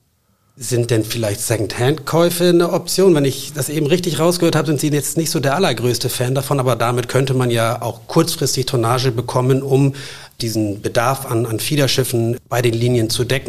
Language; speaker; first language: German; native; German